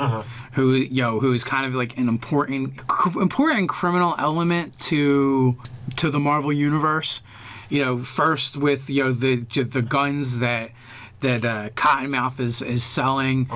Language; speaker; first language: English; native; English